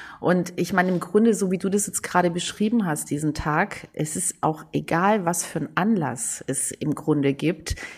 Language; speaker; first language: German; early bilingual, other home language; Greek